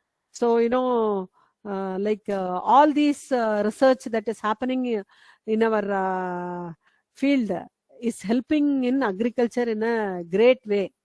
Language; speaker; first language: English; non-native, local second language; Tamil